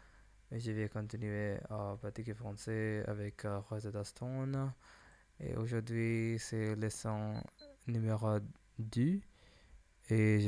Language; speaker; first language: French; non-native, learner; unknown